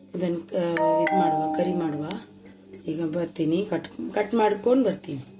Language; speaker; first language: Kannada; non-native, local second language; Tulu